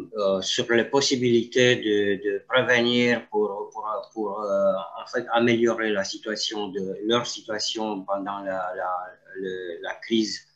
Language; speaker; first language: French; non-native, fluent; Romanian